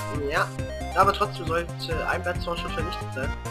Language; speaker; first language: German; native; German